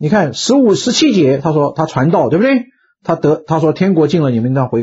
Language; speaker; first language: Chinese; native; Chinese